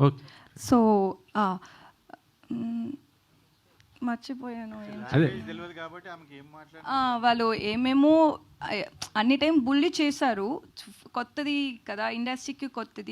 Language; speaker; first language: Telugu; non-native, local second language; Tamil